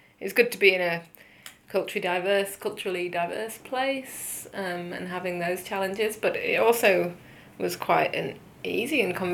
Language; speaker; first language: English; native; English